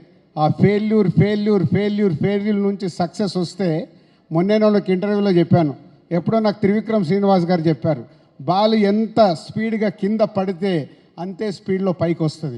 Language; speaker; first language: Telugu; native; Telugu